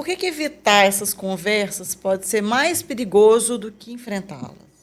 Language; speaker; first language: Portuguese; native; Portuguese